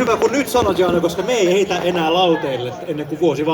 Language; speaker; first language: Finnish; native; Finnish